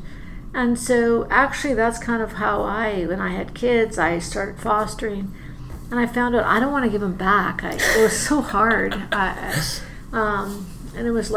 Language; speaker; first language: English; native; English